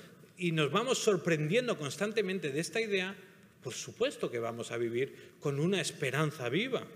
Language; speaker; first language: Spanish; native; Spanish